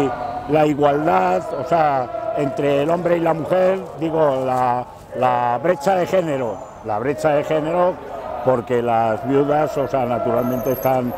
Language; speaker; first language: Spanish; native; Spanish